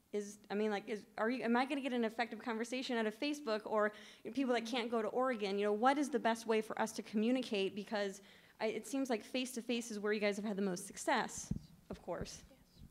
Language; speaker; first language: English; native; English